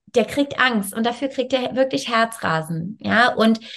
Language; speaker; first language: German; non-native, fluent; English